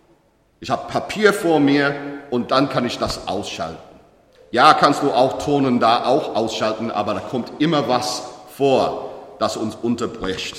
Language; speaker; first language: German; non-native, learner; English